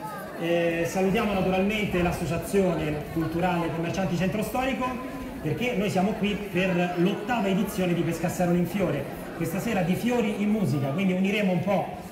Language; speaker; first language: Italian; native; Italian